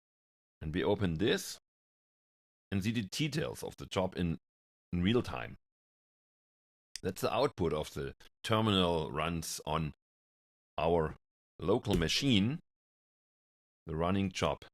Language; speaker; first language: English; non-native, fluent; German